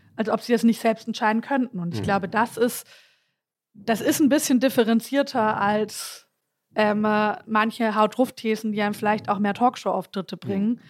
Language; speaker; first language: German; native; German